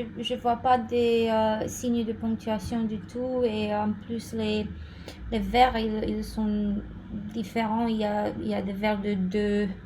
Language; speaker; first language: French; non-native, fluent; Romanian